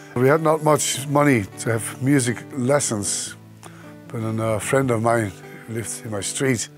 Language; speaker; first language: English; non-native, fluent; Dutch